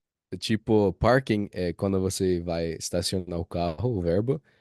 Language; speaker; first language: Portuguese; non-native, fluent; English